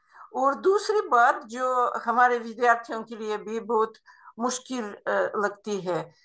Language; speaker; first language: Hindi; non-native, fluent; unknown